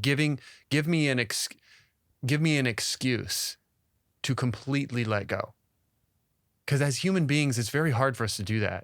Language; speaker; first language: English; native; English